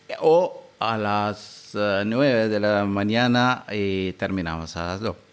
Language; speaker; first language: Spanish; non-native, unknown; Arabic